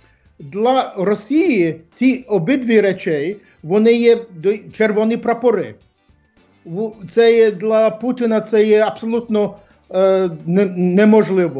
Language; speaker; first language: Ukrainian; early bilingual, heritage; English